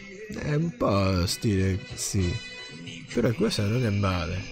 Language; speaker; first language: Italian; non-native, learner; Japanese